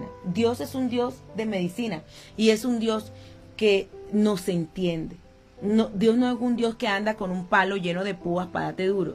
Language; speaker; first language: Spanish; native; Spanish